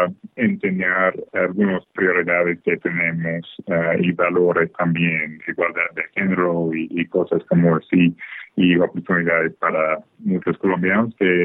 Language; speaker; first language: Spanish; non-native, fluent; English